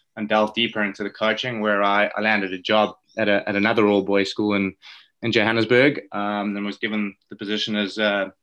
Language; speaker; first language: English; native; English